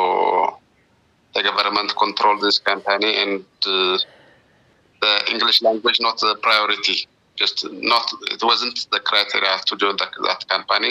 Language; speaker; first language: English; non-native, learner; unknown